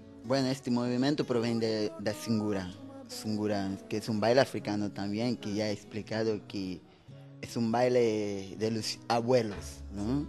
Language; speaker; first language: Spanish; non-native, fluent; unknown